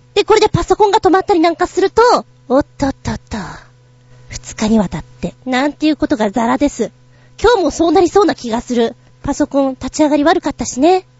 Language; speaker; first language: Japanese; native; Japanese